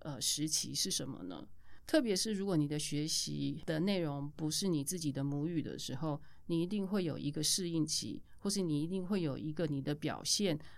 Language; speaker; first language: Chinese; native; Chinese